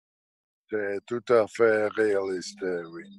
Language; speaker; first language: French; non-native, local second language; Dutch